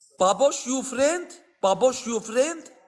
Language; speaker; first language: English; non-native, learner; Azerbaijani